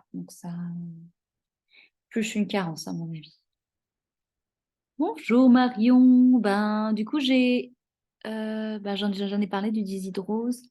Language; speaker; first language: French; native; French